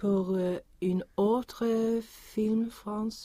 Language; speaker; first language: French; non-native, learner; Swedish